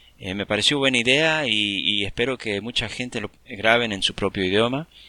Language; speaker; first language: Spanish; early bilingual, heritage; English